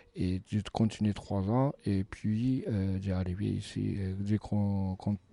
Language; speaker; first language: French; non-native, fluent; Japanese